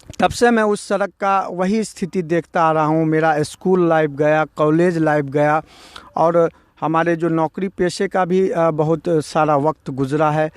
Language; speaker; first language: Hindi; native; Hindi